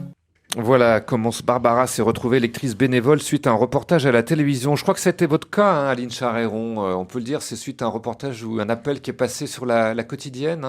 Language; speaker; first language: French; native; French